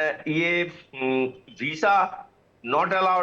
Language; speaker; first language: Hindi; non-native, local second language; Bangla